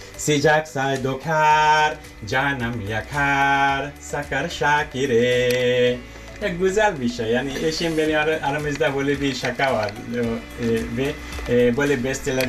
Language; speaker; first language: Turkish; non-native, learner; English